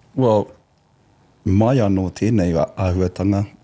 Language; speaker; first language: Māori; non-native, local second language; English